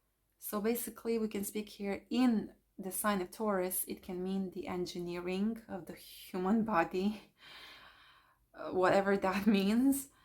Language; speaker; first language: English; non-native, fluent; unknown